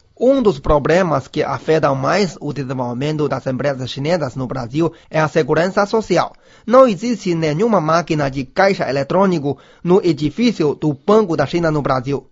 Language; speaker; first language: Portuguese; non-native, fluent; Chinese